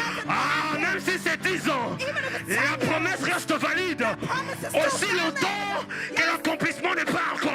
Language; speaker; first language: French; native; French